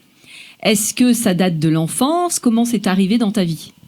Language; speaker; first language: French; native; French